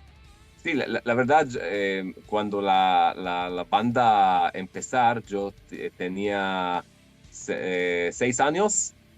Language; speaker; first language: Spanish; non-native, learner; Hebrew